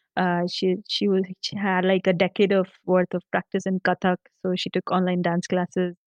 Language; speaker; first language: English; non-native, local second language; Marathi